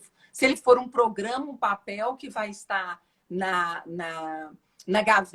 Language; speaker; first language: Portuguese; native; Portuguese